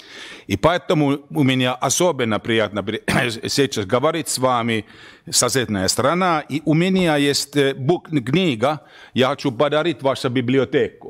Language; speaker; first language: Russian; non-native, learner; Finnish